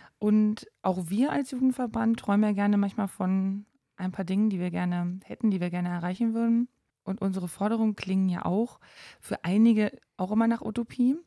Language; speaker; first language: German; native; German